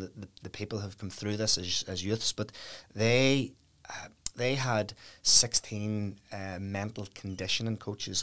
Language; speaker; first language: English; native; English